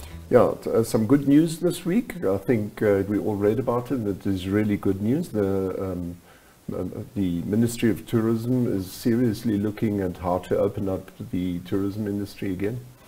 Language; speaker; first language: English; non-native, local second language; German